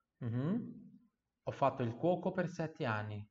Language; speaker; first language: Italian; non-native, fluent; Portuguese